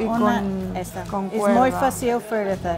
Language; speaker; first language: Spanish; non-native, learner; English